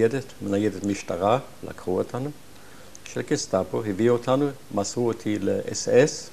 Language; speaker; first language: Hebrew; non-native, fluent; German